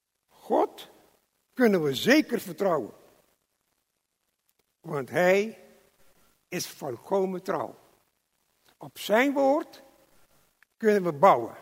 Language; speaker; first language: Dutch; non-native, local second language; English